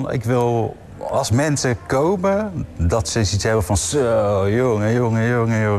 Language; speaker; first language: Dutch; native; Dutch